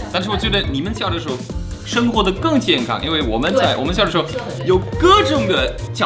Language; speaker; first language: Chinese; non-native, fluent; German